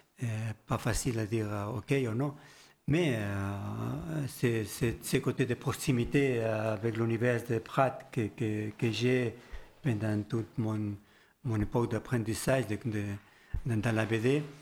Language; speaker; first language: French; non-native, learner; Spanish